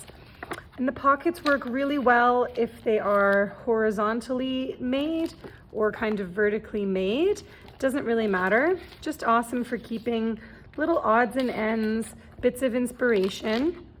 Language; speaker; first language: English; native; English